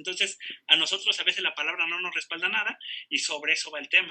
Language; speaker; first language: Spanish; native; Spanish